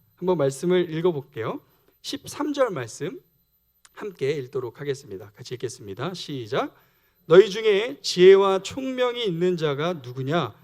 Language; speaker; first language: Korean; native; Korean